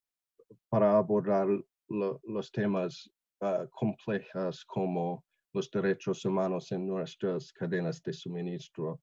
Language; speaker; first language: Spanish; non-native, learner; English